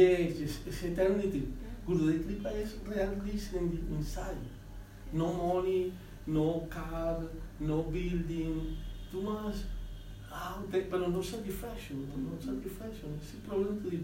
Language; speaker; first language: English; non-native, learner; Spanish